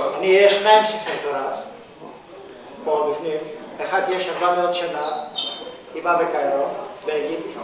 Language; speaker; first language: Hebrew; non-native, learner; Greek